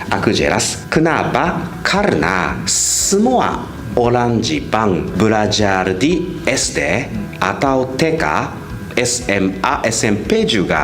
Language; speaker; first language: Indonesian; non-native, fluent; Japanese